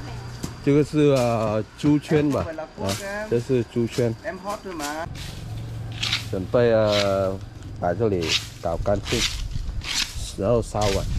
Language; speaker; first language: Chinese; non-native, learner; Vietnamese